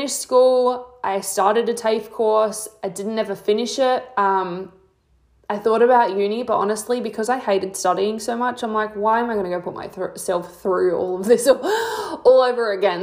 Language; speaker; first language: English; native; English